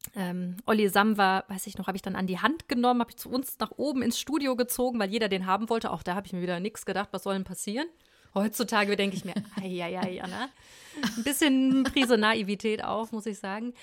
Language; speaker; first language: German; native; German